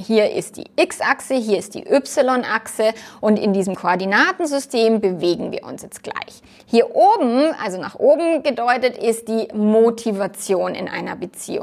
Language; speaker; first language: German; native; German